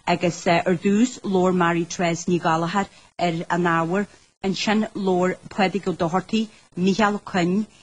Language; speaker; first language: Irish; native; Irish